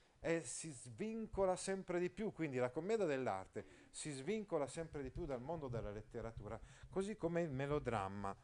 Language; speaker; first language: Italian; native; Italian